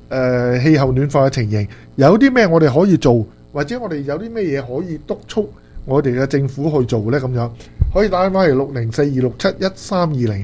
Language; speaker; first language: Chinese; native; Chinese